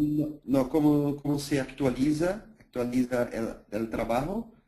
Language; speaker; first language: Spanish; non-native, fluent; Portuguese